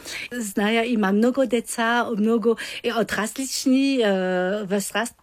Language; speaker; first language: Bulgarian; non-native, learner; French